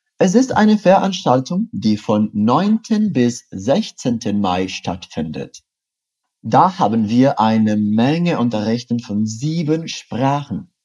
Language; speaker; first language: German; non-native, fluent; Portuguese